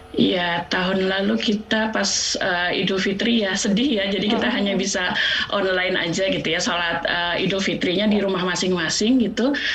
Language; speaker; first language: Indonesian; native; Indonesian